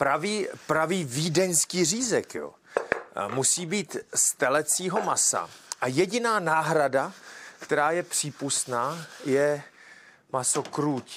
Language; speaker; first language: Czech; native; Czech